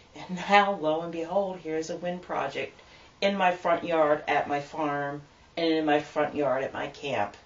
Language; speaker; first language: English; native; English